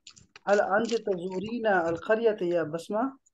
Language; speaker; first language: Arabic; non-native, fluent; Urdu